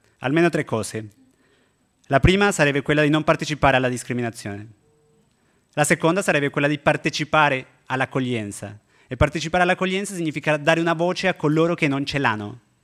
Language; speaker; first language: Italian; non-native, fluent; Spanish